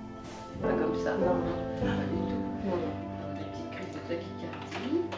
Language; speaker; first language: French; native; French